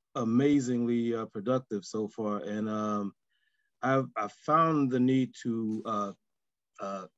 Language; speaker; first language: English; native; English